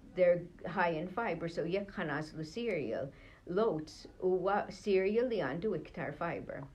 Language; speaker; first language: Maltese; early bilingual, heritage; Maltese